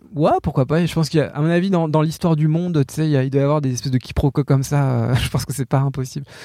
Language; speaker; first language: French; native; French